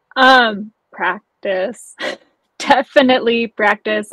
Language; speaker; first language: English; native; English